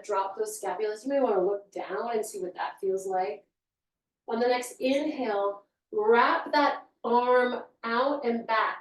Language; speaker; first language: English; native; English